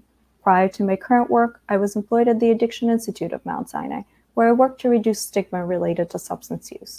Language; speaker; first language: English; early bilingual, other home language; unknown